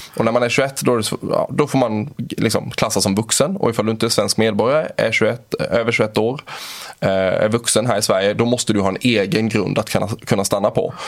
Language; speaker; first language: Swedish; native; Swedish